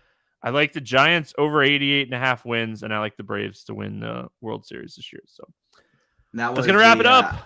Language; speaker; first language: English; native; English